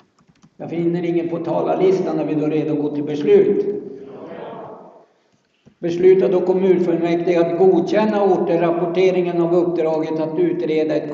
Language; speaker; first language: Swedish; native; Swedish